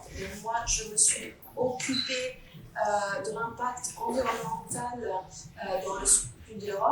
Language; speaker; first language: French; non-native, fluent; Italian